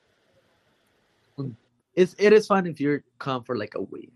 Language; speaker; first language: English; non-native, fluent; Spanish